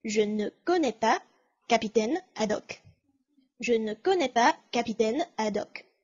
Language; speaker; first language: French; non-native, fluent; Chinese